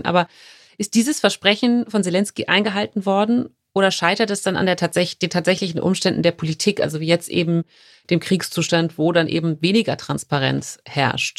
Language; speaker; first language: German; native; German